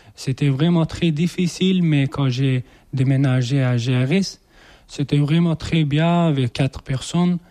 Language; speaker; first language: French; non-native, learner; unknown